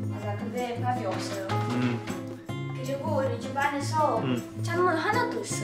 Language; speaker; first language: Korean; non-native, learner; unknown